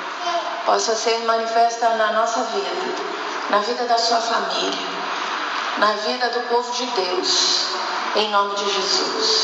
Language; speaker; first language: Portuguese; native; Portuguese